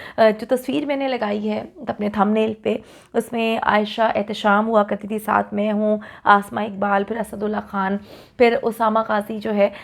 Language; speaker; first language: Urdu; native; Urdu